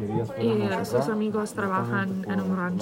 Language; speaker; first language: Spanish; non-native, fluent; English